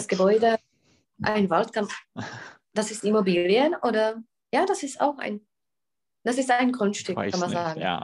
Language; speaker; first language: German; non-native, fluent; Czech